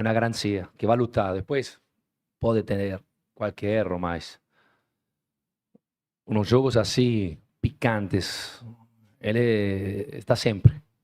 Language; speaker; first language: Portuguese; non-native, fluent; Spanish